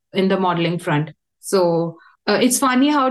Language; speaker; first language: English; non-native, local second language; Hindi